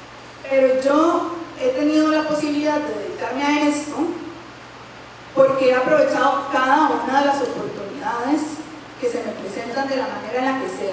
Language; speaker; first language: Spanish; native; Spanish